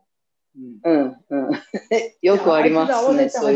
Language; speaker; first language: Japanese; non-native, fluent; English